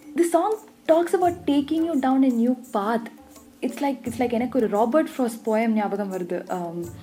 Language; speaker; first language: English; non-native, local second language; Tamil